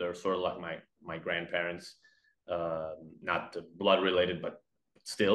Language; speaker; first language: English; non-native, fluent; Spanish